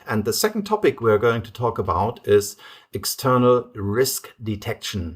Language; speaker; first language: English; non-native, fluent; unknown